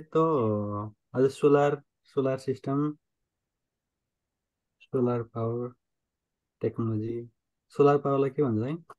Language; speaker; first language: Japanese; non-native, learner; Nepali